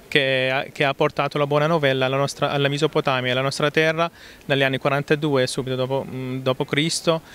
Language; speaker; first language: Italian; non-native, fluent; Arabic